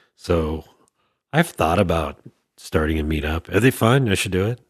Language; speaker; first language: English; native; English